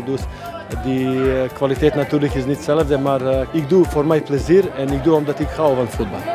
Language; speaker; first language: Dutch; non-native, fluent; Serbian